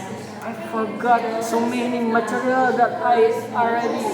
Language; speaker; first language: English; non-native, learner; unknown